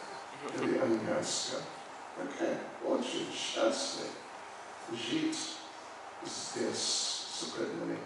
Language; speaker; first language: Russian; non-native, learner; English